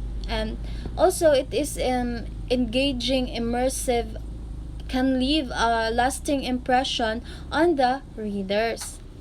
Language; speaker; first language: English; non-native, fluent; Filipino